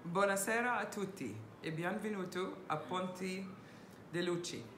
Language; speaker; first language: Italian; non-native, learner; Arabic